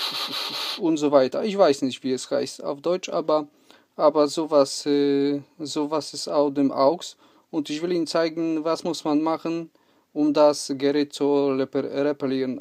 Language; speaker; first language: German; non-native, learner; Polish